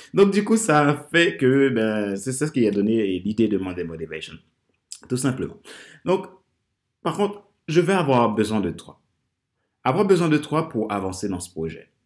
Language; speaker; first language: French; non-native, local second language; Haitian Creole